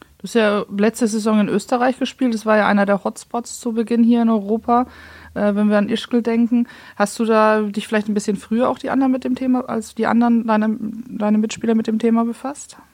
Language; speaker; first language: German; native; German